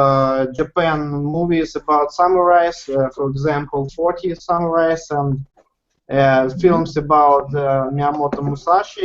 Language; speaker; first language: English; non-native, learner; Russian